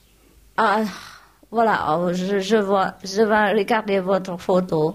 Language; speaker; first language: French; non-native, learner; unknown